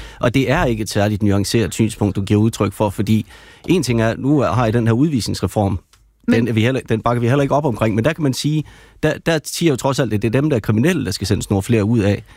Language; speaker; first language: Danish; native; Danish